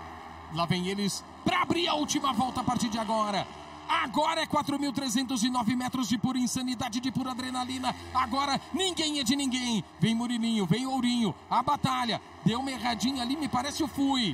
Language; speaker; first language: Portuguese; native; Portuguese